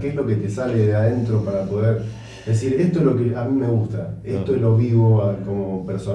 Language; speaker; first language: Spanish; native; Spanish